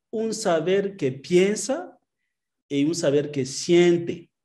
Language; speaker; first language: Spanish; non-native, fluent; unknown